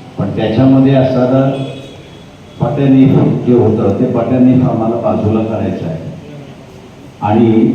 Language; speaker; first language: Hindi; non-native, local second language; Marathi